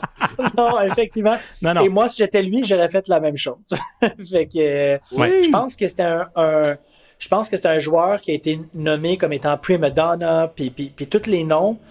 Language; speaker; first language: French; native; French